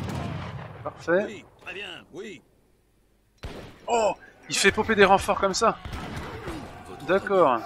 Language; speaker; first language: French; native; French